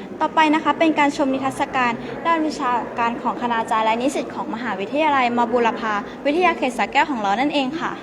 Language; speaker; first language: Thai; native; Thai